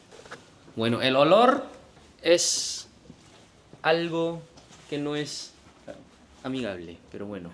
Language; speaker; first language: Spanish; non-native, learner; Indonesian